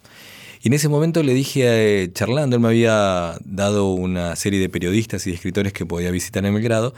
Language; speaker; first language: Spanish; native; Spanish